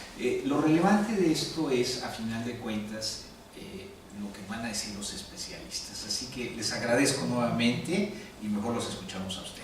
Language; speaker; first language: Spanish; native; Spanish